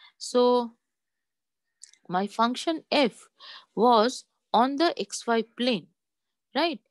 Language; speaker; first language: English; non-native, local second language; Bangla